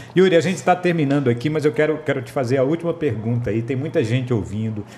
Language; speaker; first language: Portuguese; native; Portuguese